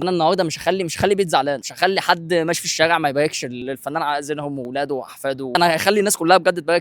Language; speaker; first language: Arabic; native; Arabic